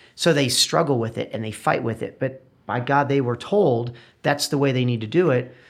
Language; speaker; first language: English; native; English